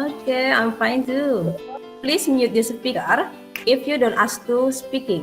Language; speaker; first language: English; non-native, fluent; Indonesian